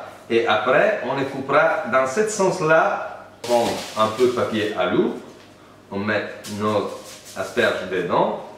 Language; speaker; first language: French; non-native, fluent; Italian